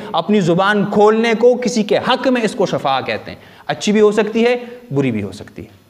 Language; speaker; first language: Urdu; non-native, local second language; Pashto